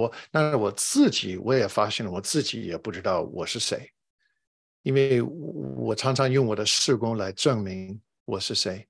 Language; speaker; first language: Chinese; non-native, fluent; English